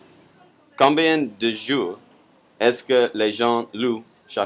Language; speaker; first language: French; non-native, learner; English